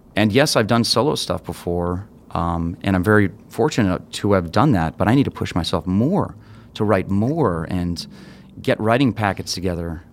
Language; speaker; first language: English; native; English